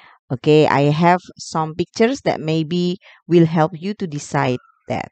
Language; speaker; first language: English; non-native, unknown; Indonesian